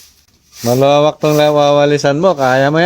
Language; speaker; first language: Filipino; native; Filipino